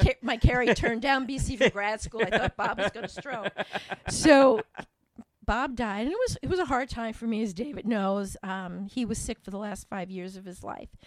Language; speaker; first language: English; native; English